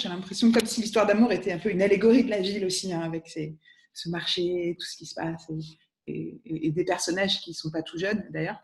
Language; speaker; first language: French; native; French